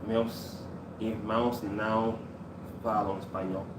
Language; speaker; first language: Portuguese; non-native, learner; English